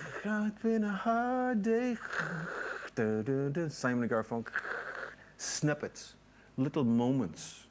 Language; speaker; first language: English; native; English